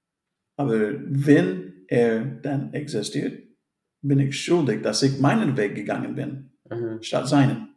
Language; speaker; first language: German; non-native, fluent; English